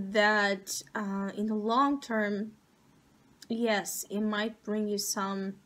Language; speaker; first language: English; non-native, fluent; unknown